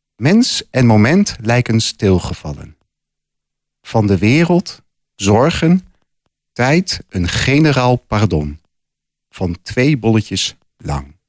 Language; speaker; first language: Dutch; native; Dutch